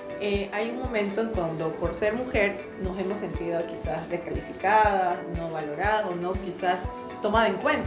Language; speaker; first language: Spanish; native; Spanish